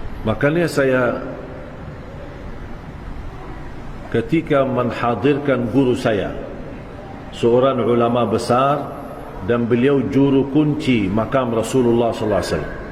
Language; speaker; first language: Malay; non-native, fluent; Arabic